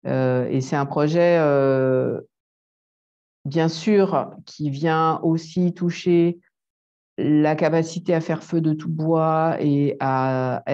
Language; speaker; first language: French; native; French